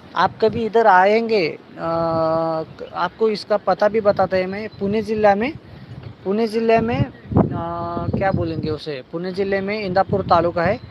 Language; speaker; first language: Hindi; non-native, local second language; Marathi